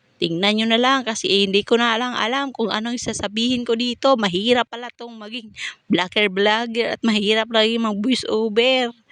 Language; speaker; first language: Filipino; non-native, local second language; Cebuano